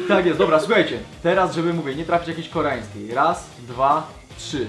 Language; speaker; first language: Polish; native; Polish